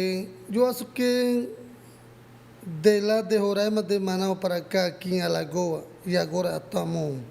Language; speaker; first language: Portuguese; non-native, learner; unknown